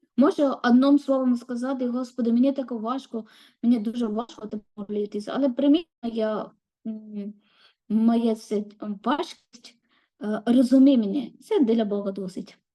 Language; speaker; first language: Ukrainian; non-native, learner; Malayalam